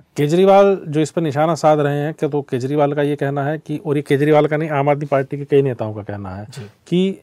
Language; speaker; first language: Hindi; native; Hindi